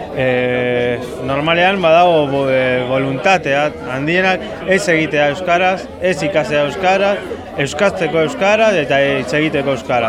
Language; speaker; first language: Basque; early bilingual, heritage; Spanish